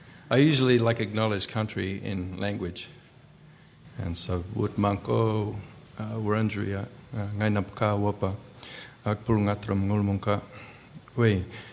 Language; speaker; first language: English; native; English